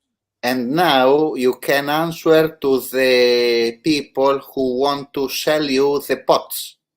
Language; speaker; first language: English; non-native, learner; Italian